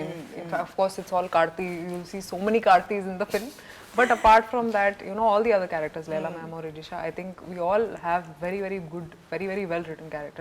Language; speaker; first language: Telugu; non-native, fluent; Hindi